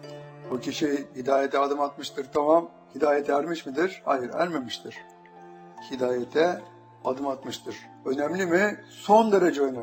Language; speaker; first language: Turkish; native; Turkish